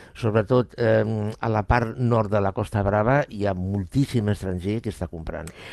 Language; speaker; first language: Catalan; non-native, local second language; Spanish